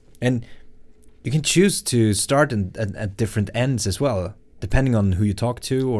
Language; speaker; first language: English; non-native, fluent; Swedish